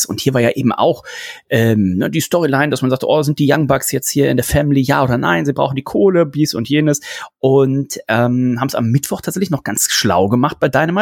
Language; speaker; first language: German; native; German